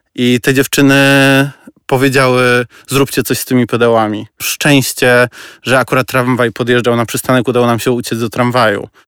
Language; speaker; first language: Polish; non-native, fluent; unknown